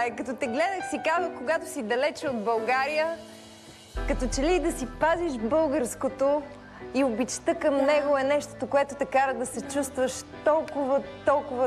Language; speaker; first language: Bulgarian; native; Bulgarian